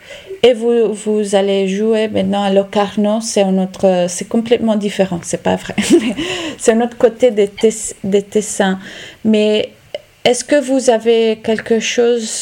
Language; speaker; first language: French; non-native, learner; Italian